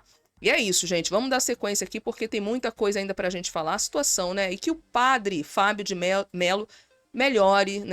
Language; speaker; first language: Portuguese; native; Portuguese